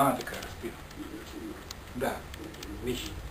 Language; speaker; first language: Bulgarian; non-native, learner; Finnish